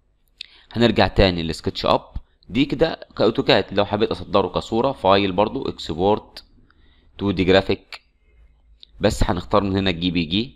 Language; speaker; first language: Arabic; native; Arabic